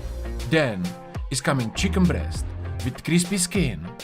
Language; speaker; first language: English; non-native, fluent; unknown